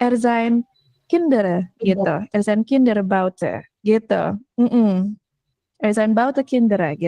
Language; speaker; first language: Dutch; non-native, fluent; Indonesian